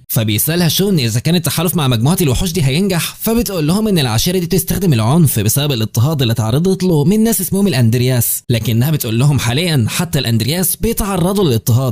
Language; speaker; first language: Arabic; native; Arabic